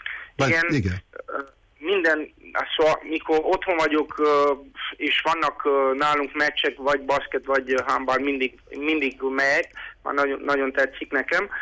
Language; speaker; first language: Hungarian; non-native, local second language; Romanian